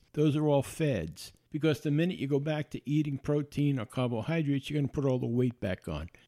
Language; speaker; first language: English; native; English